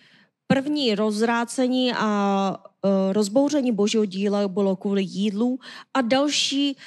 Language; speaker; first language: Czech; non-native, learner; Korean